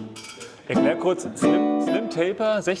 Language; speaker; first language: German; native; German